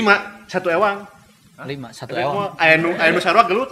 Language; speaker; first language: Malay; non-native, local second language; Sundanese